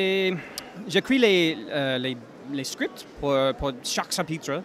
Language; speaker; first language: French; non-native, learner; English